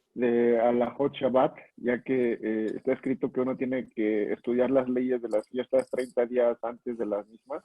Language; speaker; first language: Spanish; native; Spanish